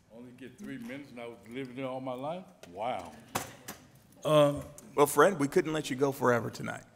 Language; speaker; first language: English; native; English